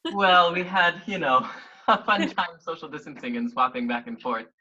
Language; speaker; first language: English; native; English